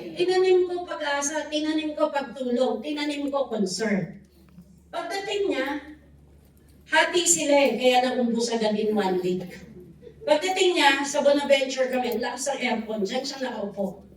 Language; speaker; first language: Filipino; native; Filipino